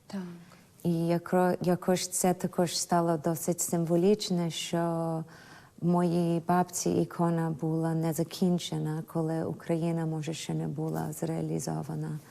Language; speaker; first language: Ukrainian; early bilingual, heritage; Ukrainian